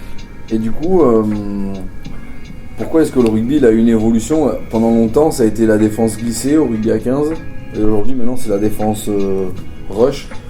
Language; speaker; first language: French; native; French